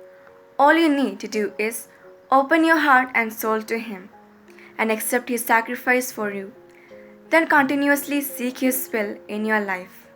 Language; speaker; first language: English; non-native, local second language; Malayalam